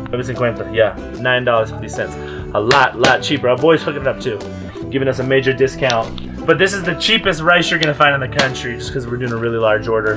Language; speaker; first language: English; native; English